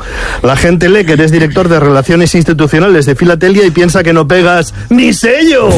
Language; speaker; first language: Spanish; native; Spanish